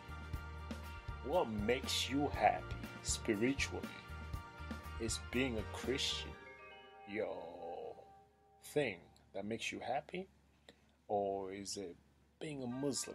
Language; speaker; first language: English; non-native, local second language; Krio